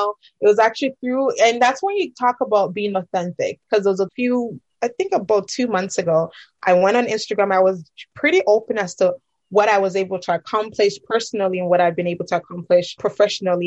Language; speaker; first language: English; non-native, local second language; Akan